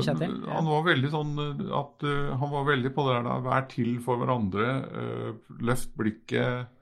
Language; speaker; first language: Norwegian; native; Norwegian